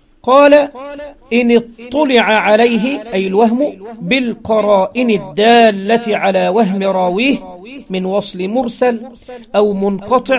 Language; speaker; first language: Arabic; native; Arabic